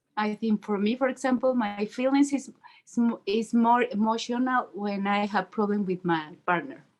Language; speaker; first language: English; non-native, learner; Spanish